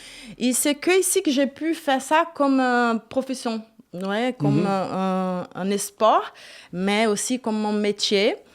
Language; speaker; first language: French; non-native, fluent; Portuguese